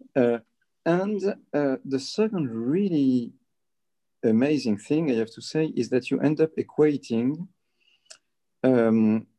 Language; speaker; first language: English; early bilingual, other home language; Spanish